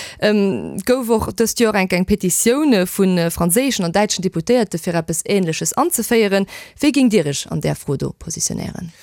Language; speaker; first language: Luxembourgish; native; Luxembourgish